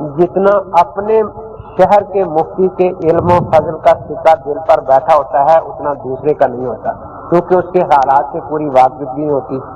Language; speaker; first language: Urdu; non-native, local second language; Punjabi